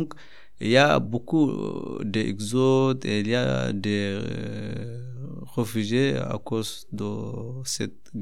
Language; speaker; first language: French; non-native, learner; Arabic